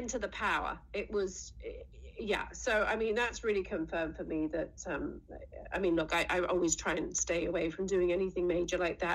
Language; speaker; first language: English; native; English